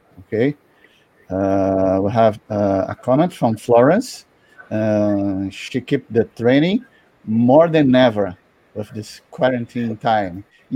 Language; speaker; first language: English; non-native, learner; Portuguese